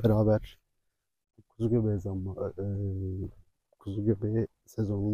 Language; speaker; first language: Turkish; native; Turkish